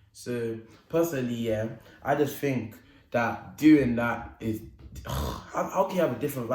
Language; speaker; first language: English; native; English